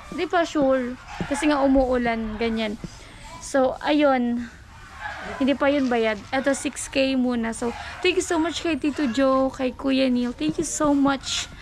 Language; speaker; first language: Filipino; non-native, local second language; Bikol